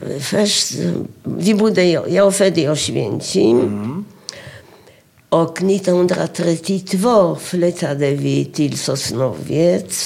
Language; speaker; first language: Swedish; non-native, fluent; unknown